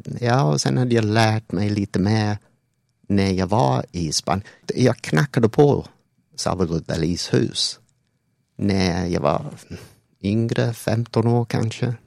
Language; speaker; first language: Swedish; non-native, fluent; English